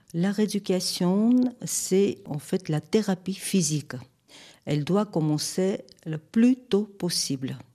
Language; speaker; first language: French; non-native, fluent; Armenian